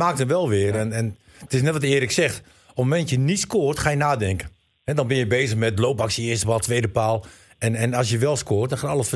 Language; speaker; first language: Dutch; native; Dutch